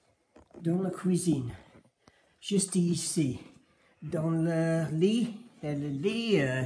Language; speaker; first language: French; non-native, learner; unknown